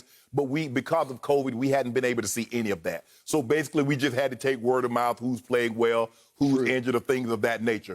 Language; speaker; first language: English; native; English